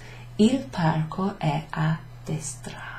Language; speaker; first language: Italian; non-native, fluent; English